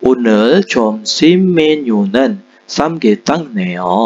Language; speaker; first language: Korean; non-native, fluent; Indonesian